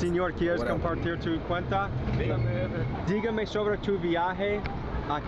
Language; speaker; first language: Spanish; non-native, learner; English